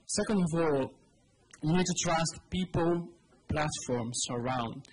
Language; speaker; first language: English; non-native, fluent; Italian